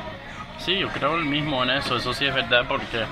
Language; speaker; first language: Spanish; early bilingual, heritage; Spanish